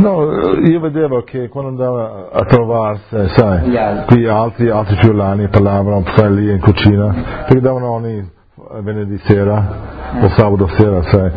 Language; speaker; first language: Italian; early bilingual, heritage; English